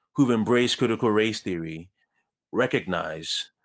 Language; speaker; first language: English; early bilingual, other home language; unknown